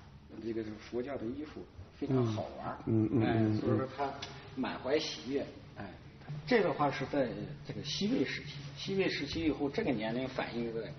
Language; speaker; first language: Chinese; native; Chinese